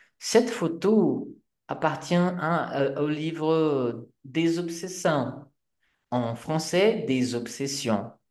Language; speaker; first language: French; non-native, fluent; Portuguese